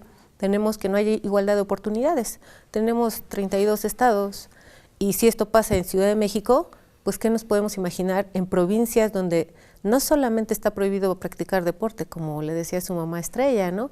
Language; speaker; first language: Spanish; native; Spanish